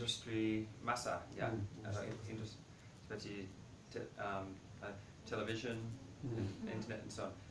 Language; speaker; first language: Indonesian; non-native, fluent; English